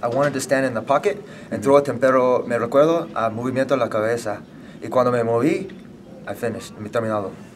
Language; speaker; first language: Spanish; non-native, learner; English